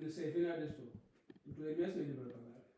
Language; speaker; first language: Italian; non-native, learner; Punjabi